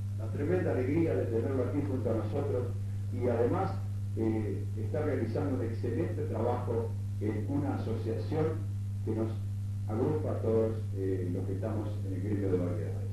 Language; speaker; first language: Spanish; native; Spanish